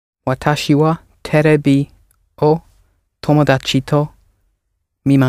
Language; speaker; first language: Japanese; non-native, learner; English